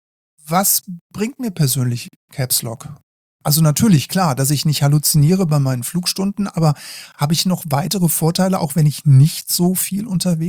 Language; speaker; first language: German; native; German